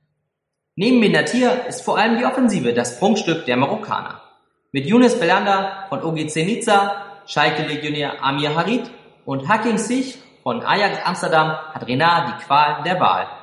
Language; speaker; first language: German; native; German